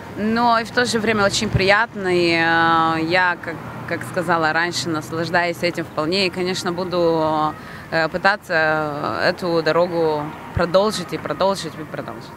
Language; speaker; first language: Russian; non-native, local second language; Romanian